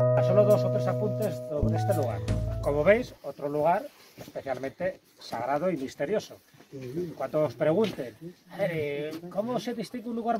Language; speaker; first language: Spanish; native; Spanish